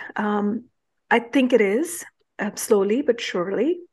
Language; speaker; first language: English; non-native, local second language; Punjabi